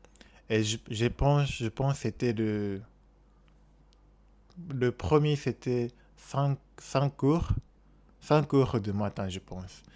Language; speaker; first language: French; non-native, learner; Japanese